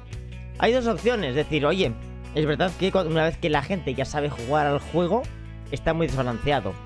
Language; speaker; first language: Spanish; native; Spanish